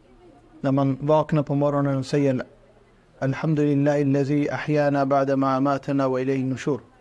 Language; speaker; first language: Swedish; non-native, fluent; Urdu